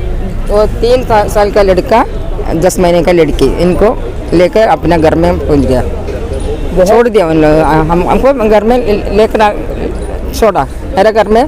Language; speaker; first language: Hindi; non-native, local second language; Malayalam